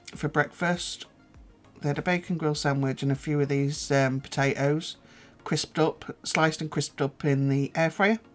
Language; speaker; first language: English; native; English